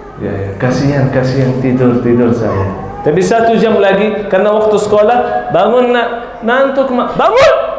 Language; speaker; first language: Malay; non-native, fluent; Arabic